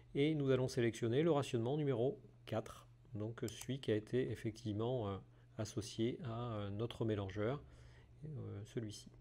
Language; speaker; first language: French; native; French